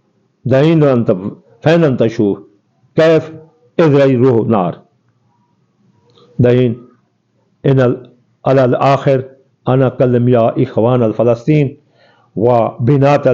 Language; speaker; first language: Arabic; non-native, learner; Urdu